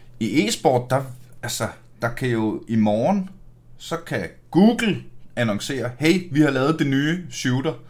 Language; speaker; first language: Danish; native; Danish